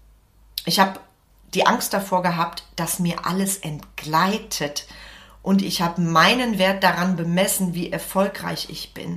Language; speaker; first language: German; native; German